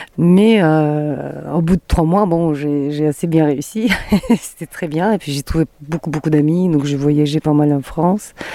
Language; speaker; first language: French; non-native, fluent; Russian